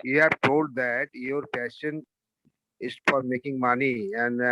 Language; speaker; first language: English; non-native, learner; Hindi